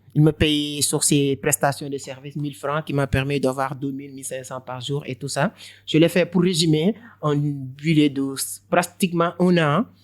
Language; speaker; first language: French; non-native, local second language; Wolof